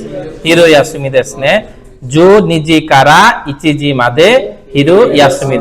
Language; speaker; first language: Japanese; non-native, fluent; Bangla